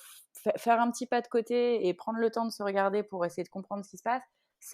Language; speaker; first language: French; native; French